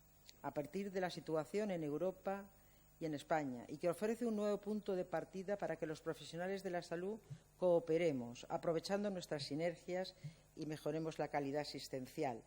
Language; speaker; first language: Spanish; native; Spanish